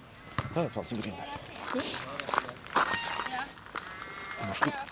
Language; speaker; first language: Swedish; native; Swedish